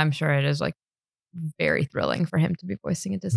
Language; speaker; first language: English; native; English